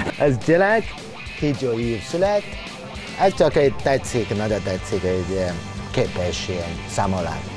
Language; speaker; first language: Hungarian; non-native, learner; Chinese